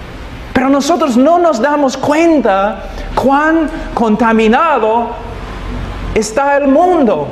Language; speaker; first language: Spanish; non-native, fluent; English